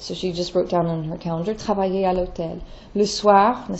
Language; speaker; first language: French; non-native, fluent; English